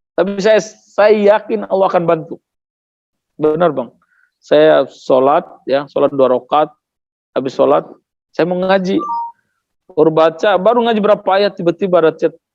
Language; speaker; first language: Indonesian; non-native, local second language; Tetum